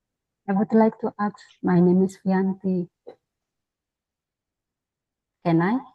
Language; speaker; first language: English; non-native, fluent; Indonesian